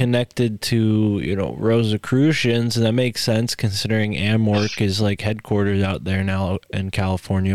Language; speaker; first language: English; native; English